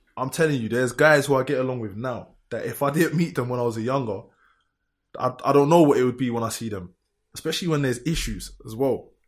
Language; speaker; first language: English; native; English